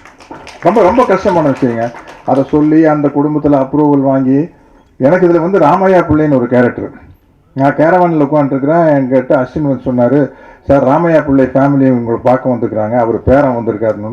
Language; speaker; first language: Tamil; native; Tamil